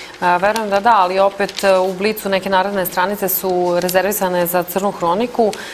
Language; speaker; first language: Serbian; native; Serbian